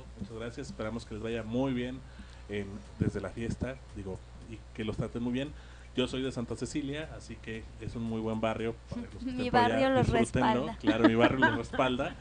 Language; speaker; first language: Spanish; native; Spanish